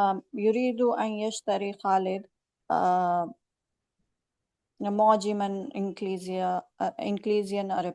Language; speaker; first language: Arabic; non-native, learner; Urdu